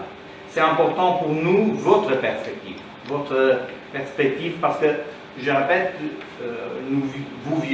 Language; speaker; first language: French; non-native, learner; Romanian